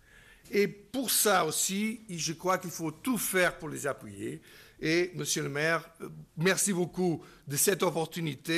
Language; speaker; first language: French; non-native, fluent; Portuguese